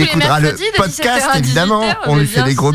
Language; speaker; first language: French; native; French